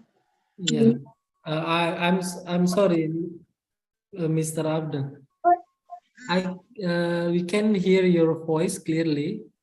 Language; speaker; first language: English; non-native, fluent; Indonesian